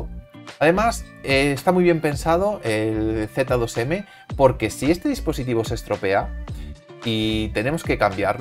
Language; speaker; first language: Spanish; native; Spanish